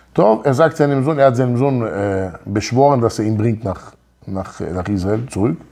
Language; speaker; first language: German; early bilingual, other home language; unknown